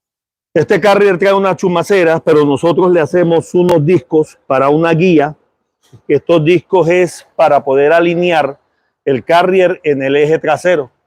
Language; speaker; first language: Spanish; native; Spanish